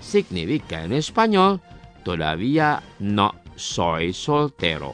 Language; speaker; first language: Spanish; non-native, fluent; Indonesian